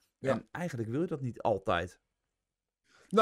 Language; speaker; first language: Dutch; native; Dutch